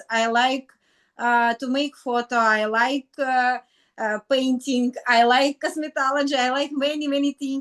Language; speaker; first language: English; non-native, learner; Russian